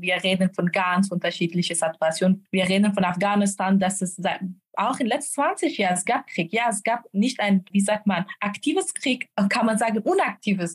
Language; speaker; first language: German; non-native, fluent; Persian